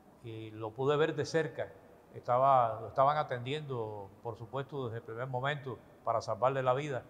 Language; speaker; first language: Spanish; native; Spanish